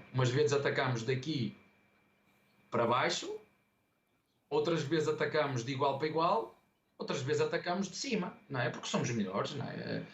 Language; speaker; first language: Portuguese; native; Portuguese